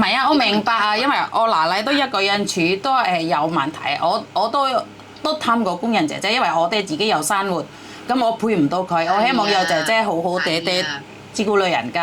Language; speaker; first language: Cantonese; non-native, fluent; Indonesian